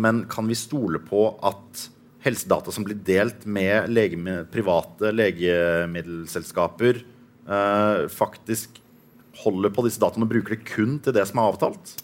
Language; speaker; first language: Norwegian; native; Norwegian